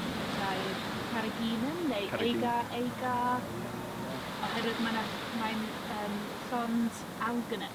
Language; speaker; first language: Welsh; non-native, local second language; English